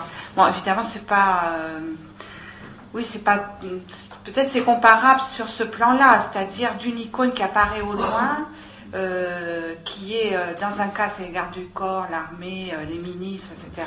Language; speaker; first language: French; native; French